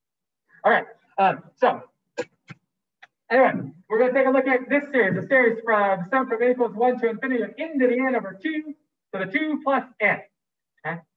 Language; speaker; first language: English; native; English